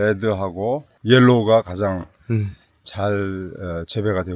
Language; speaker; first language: Korean; early bilingual, heritage; Korean